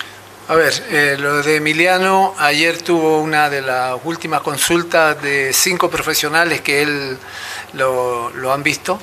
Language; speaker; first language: Spanish; native; Spanish